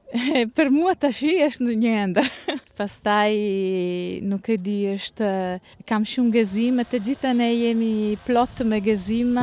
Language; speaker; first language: Albanian; non-native, learner; Italian